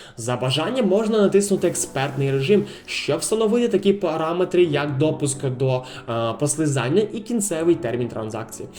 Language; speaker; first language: Ukrainian; native; Ukrainian